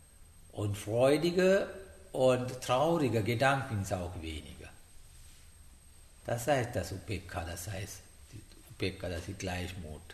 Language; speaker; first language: German; non-native, learner; Sinhala